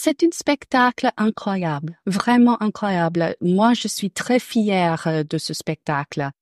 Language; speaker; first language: French; non-native, learner; English